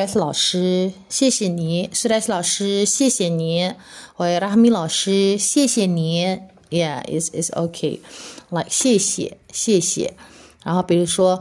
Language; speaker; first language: Chinese; non-native, fluent; Indonesian